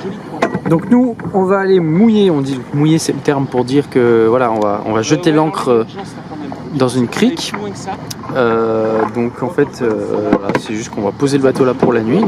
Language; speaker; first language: French; native; French